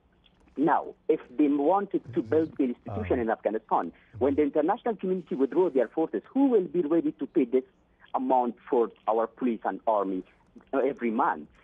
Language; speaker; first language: English; non-native, fluent; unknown